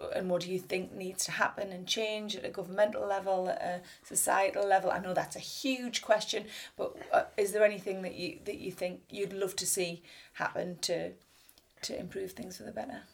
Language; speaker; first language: English; native; English